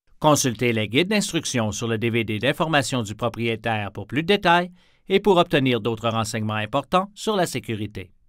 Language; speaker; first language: French; native; French